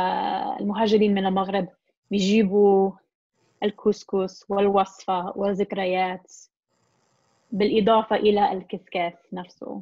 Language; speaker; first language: Arabic; non-native, fluent; English